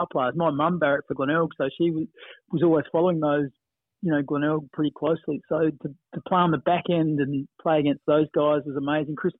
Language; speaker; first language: English; native; English